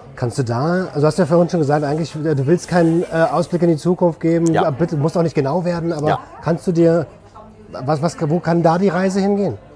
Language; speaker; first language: German; native; German